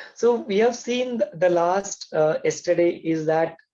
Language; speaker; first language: English; non-native, local second language; Hindi